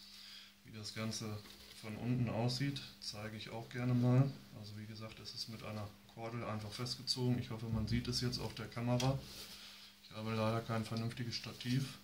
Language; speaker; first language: German; native; German